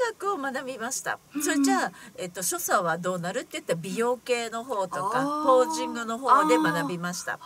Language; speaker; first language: Japanese; native; Japanese